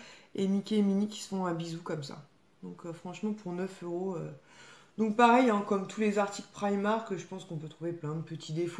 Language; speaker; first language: French; native; French